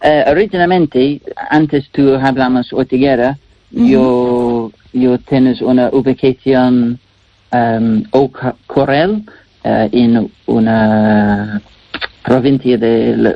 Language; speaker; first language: Spanish; non-native, learner; English